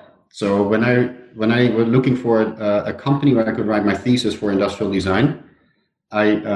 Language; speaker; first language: English; non-native, fluent; Dutch